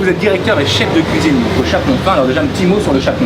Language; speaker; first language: French; native; French